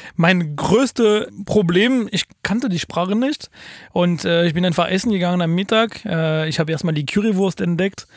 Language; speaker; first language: German; non-native, fluent; French